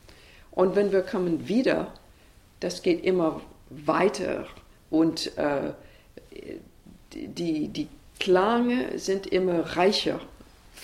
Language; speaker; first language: German; non-native, learner; English